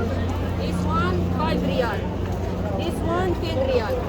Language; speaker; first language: English; non-native, learner; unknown